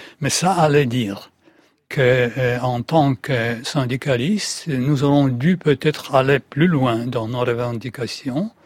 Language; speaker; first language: French; non-native, fluent; Russian